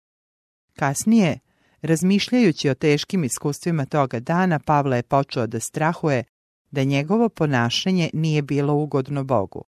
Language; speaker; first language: Serbian; native; Serbian